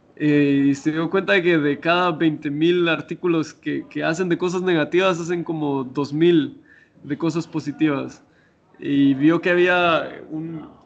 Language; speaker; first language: Spanish; native; Spanish